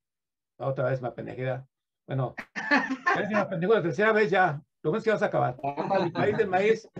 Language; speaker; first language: Spanish; native; Spanish